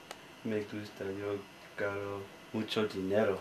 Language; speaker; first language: Spanish; non-native, learner; English